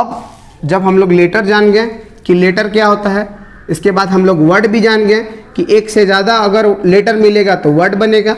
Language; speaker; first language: Hindi; native; Hindi